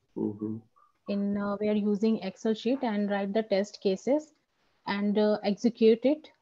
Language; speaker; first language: English; non-native, local second language; Hindi